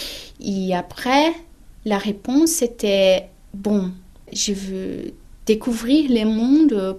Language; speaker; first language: French; non-native, fluent; Portuguese